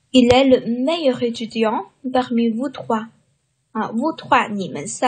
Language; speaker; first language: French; non-native, fluent; Chinese